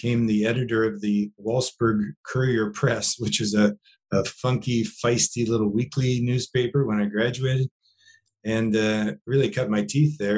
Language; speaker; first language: English; native; English